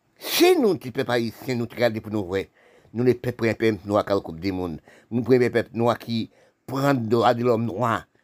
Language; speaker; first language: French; non-native, local second language; Haitian Creole